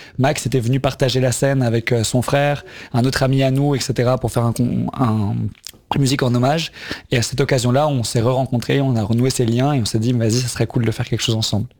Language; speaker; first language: French; native; French